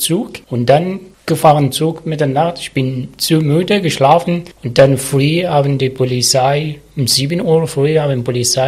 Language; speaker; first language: German; non-native, learner; Arabic